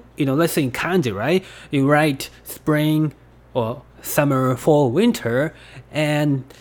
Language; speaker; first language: English; non-native, fluent; Japanese